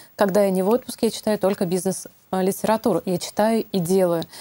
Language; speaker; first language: Russian; native; Russian